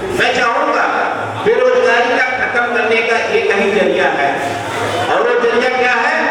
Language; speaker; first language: Hindi; native; Hindi